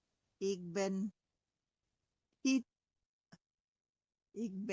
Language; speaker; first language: Dutch; non-native, learner; Indonesian